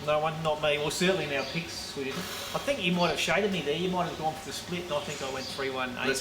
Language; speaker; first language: English; native; English